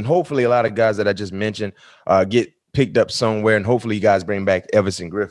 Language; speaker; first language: English; native; English